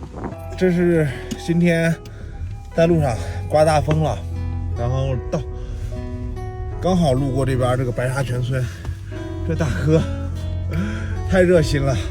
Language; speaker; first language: Chinese; native; Chinese